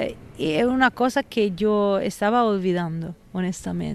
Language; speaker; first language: Spanish; non-native, fluent; Italian